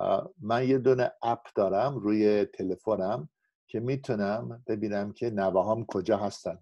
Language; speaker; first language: Persian; non-native, fluent; English